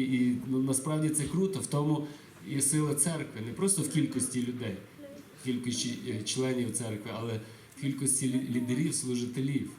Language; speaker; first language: Ukrainian; native; Ukrainian